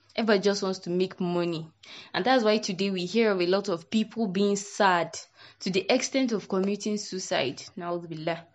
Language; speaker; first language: English; non-native, local second language; Yoruba